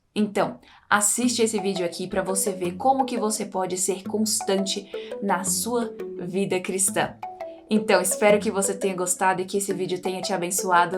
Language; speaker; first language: Portuguese; native; Portuguese